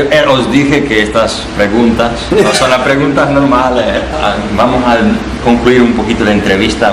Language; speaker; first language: Spanish; non-native, fluent; Polish